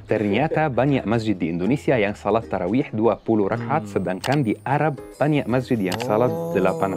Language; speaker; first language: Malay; non-native, fluent; Arabic